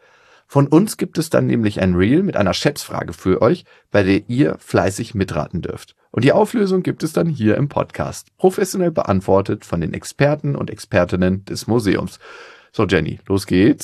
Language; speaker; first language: German; native; German